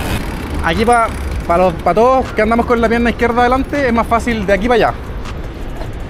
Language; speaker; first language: Spanish; native; Spanish